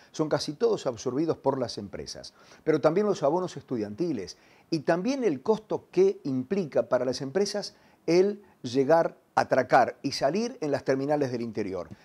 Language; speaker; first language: Spanish; native; Spanish